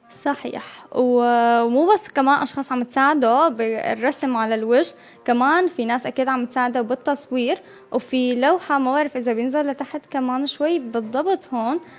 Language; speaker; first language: Arabic; native; Arabic